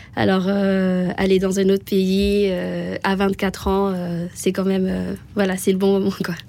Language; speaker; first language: French; non-native, local second language; Malagasy